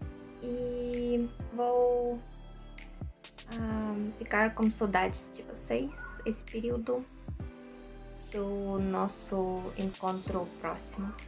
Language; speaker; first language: Portuguese; non-native, learner; Russian